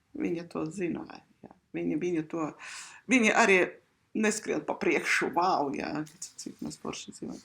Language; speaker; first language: Latvian; non-native, local second language; Russian